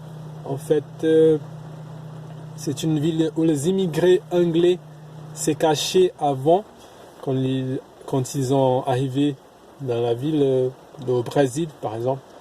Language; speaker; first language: French; non-native, fluent; Portuguese